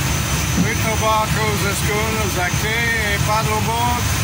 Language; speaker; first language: Portuguese; non-native, learner; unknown